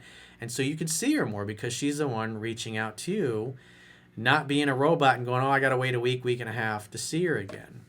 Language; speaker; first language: English; native; English